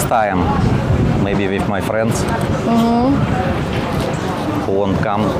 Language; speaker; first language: English; non-native, learner; Russian